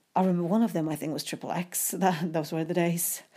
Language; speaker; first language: English; non-native, fluent; Polish